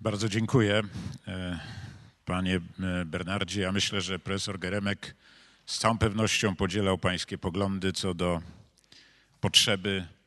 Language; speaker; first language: Polish; native; Polish